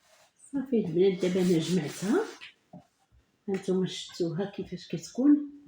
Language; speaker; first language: Arabic; native; Arabic